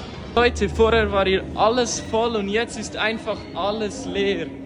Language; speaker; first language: German; native; German